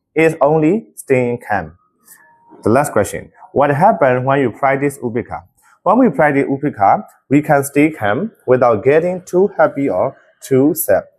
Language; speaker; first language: English; non-native, fluent; Burmese